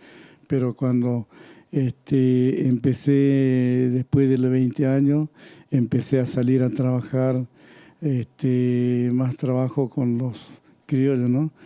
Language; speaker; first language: Spanish; non-native, local second language; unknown